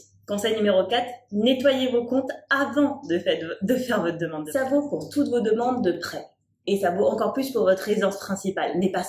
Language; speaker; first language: French; native; French